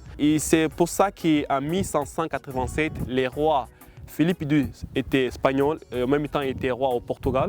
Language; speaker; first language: French; non-native, learner; Kabuverdianu